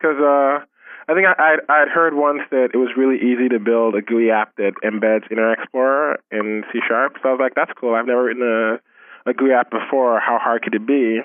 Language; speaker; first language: English; non-native, local second language; Yoruba